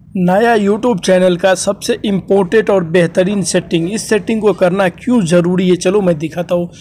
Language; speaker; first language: Hindi; native; Hindi